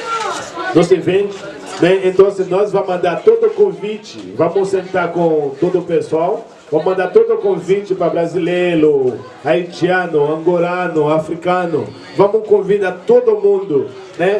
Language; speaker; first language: Portuguese; non-native, learner; Haitian Creole